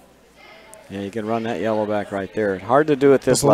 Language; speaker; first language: English; native; English